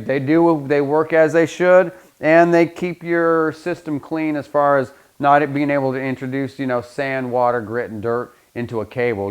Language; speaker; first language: English; native; English